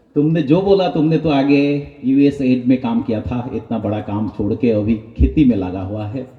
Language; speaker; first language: Hindi; non-native, local second language; Bangla